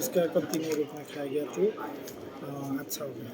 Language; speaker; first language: Hindi; non-native, learner; Nepali